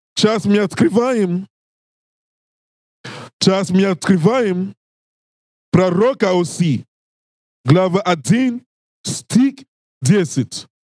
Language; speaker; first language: Russian; non-native, learner; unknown